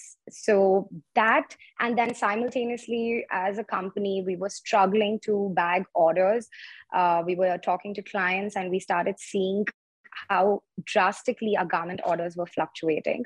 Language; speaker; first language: English; non-native, local second language; Tamil